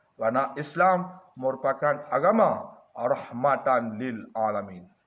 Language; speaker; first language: Malay; non-native, local second language; Achinese